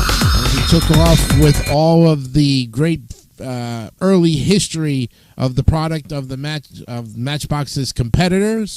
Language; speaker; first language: English; native; English